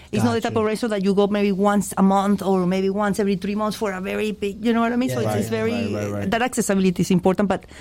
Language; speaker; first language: English; non-native, fluent; Spanish